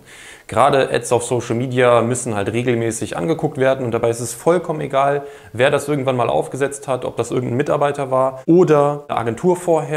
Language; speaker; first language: German; native; German